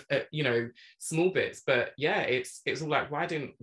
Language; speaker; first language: English; native; English